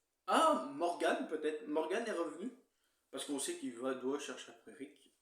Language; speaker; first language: French; native; French